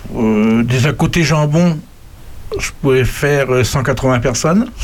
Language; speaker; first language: French; native; French